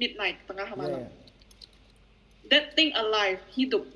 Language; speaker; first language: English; non-native, fluent; Indonesian